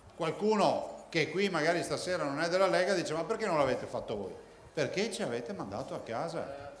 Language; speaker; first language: Italian; non-native, local second language; Venetian